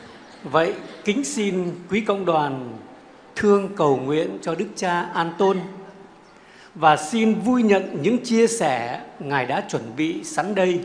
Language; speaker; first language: Vietnamese; native; Vietnamese